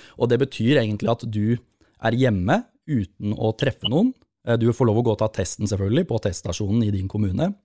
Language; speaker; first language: Norwegian; native; Norwegian